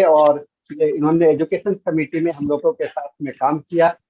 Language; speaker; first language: Hindi; native; Hindi